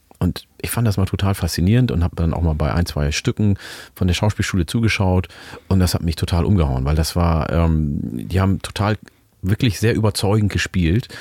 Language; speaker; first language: German; early bilingual, other home language; Oromo